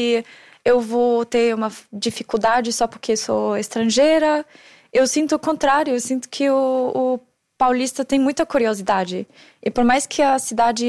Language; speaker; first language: Portuguese; non-native, fluent; German